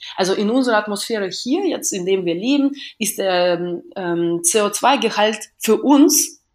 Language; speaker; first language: German; non-native, fluent; Russian